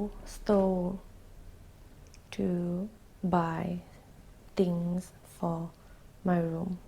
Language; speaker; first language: English; non-native, learner; Thai